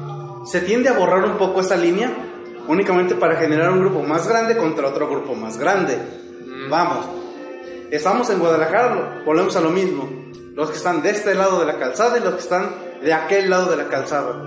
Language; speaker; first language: Spanish; native; Spanish